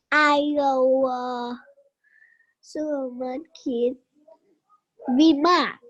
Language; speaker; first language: English; non-native, learner; Vietnamese